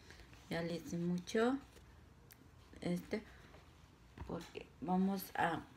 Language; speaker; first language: Spanish; non-native, local second language; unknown